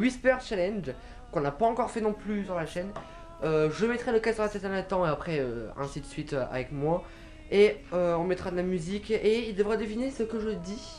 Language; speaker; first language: French; native; French